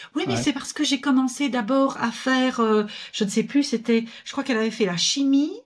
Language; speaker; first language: French; native; French